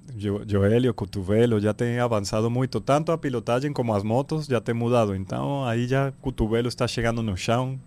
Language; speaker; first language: Portuguese; non-native, fluent; Spanish